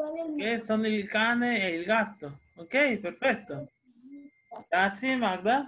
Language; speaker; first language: Italian; non-native, fluent; Spanish